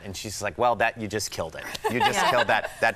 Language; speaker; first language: English; native; English